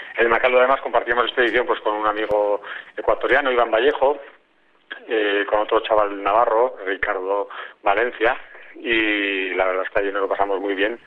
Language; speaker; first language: Spanish; native; Spanish